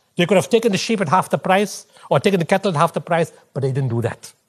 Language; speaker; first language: English; native; English